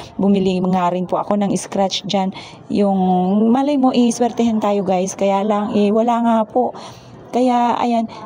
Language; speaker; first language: Filipino; native; Filipino